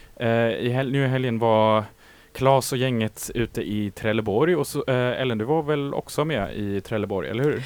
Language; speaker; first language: Swedish; native; Swedish